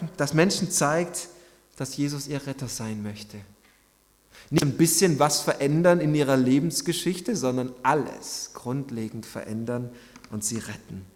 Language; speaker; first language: German; native; German